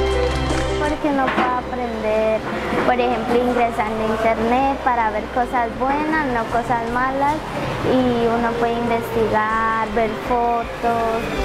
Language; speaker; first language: Spanish; non-native, local second language; Portuguese